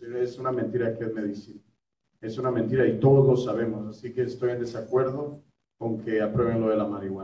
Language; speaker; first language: Spanish; native; Spanish